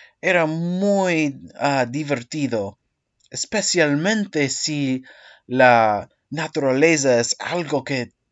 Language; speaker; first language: Spanish; non-native, learner; English